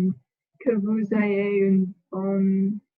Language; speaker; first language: French; non-native, learner; English